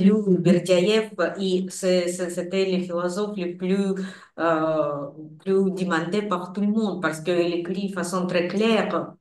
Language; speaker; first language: French; non-native, fluent; Russian